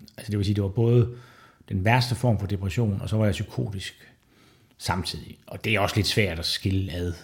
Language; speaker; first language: Danish; native; Danish